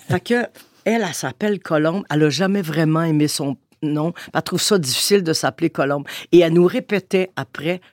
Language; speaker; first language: French; native; French